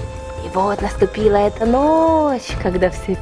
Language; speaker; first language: Russian; native; Russian